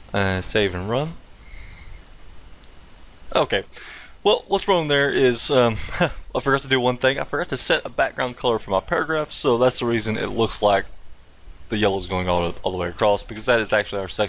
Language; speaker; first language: English; native; English